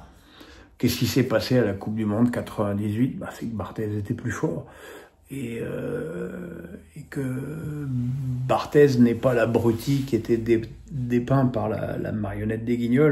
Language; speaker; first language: French; native; French